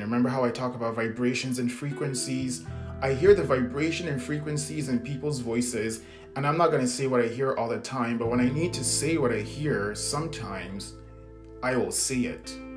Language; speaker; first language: English; native; English